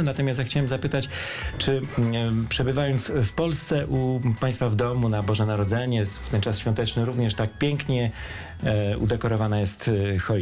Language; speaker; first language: Polish; native; Polish